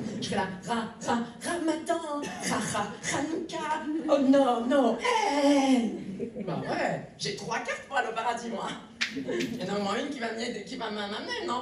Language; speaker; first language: French; native; French